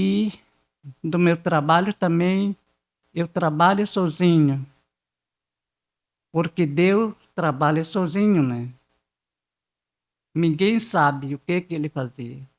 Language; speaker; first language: Portuguese; non-native, local second language; Guarani